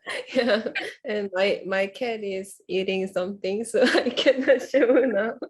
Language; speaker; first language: English; non-native, fluent; Korean